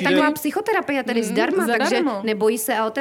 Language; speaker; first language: Czech; native; Czech